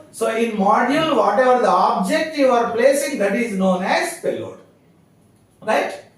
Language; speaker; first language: English; non-native, local second language; Telugu